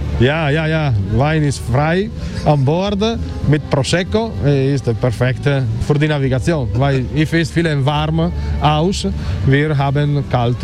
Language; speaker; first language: German; non-native, learner; Italian